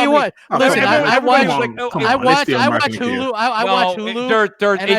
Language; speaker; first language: English; native; English